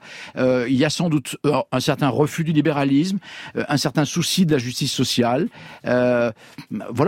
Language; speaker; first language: French; native; French